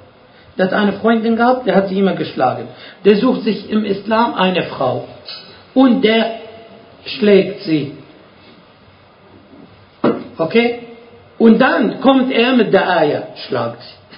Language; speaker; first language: German; non-native, fluent; Arabic